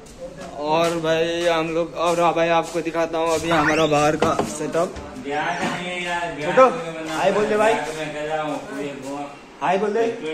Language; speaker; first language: Hindi; non-native, local second language; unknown